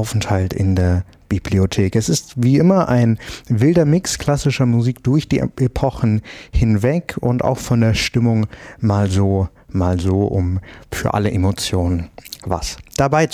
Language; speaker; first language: German; native; German